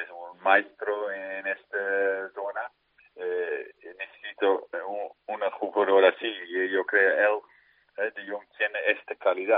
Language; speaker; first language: Spanish; non-native, fluent; Dutch